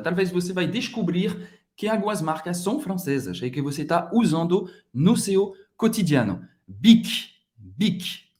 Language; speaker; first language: Portuguese; non-native, fluent; French